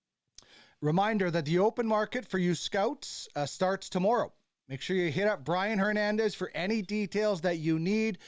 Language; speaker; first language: English; native; English